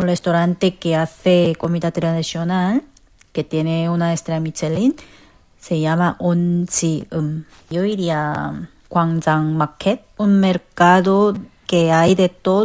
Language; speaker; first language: Spanish; non-native, fluent; Korean